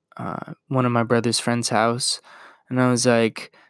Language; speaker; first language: English; native; English